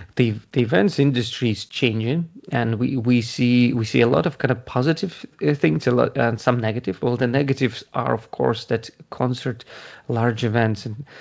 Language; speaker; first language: English; non-native, fluent; Ukrainian